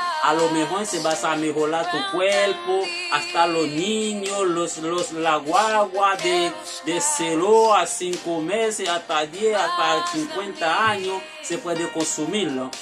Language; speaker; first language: Spanish; non-native, learner; Haitian Creole